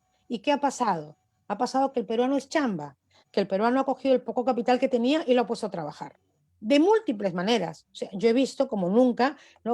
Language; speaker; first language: Spanish; native; Spanish